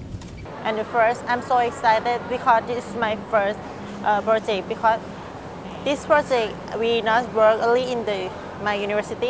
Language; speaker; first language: English; non-native, learner; Thai